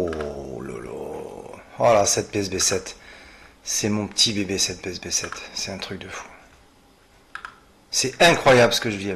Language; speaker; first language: French; native; French